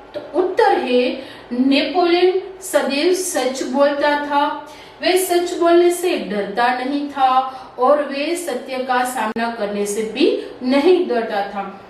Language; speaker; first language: Hindi; non-native, local second language; Gujarati